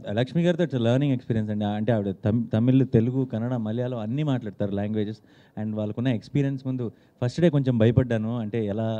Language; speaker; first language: Telugu; native; Telugu